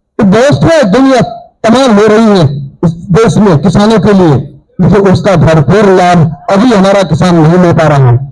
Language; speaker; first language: Hindi; native; Hindi